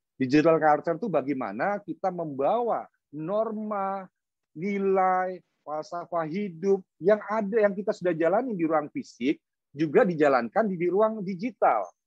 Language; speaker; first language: Indonesian; native; Indonesian